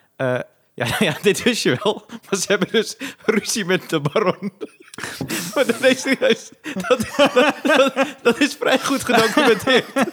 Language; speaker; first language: Dutch; native; Dutch